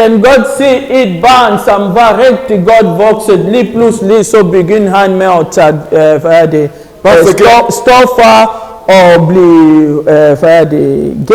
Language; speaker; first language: Danish; non-native, fluent; French